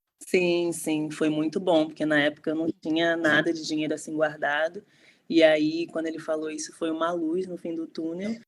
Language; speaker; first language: Portuguese; native; Portuguese